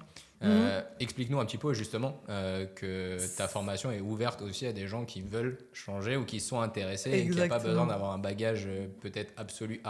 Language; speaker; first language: French; native; French